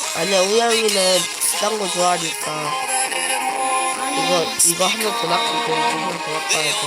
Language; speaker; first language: Korean; native; Korean